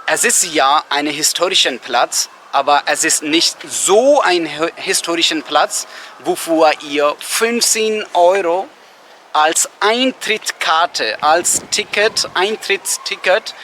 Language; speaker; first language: German; non-native, learner; Urdu